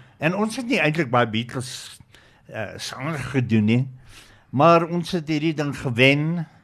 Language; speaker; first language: Afrikaans; non-native, local second language; English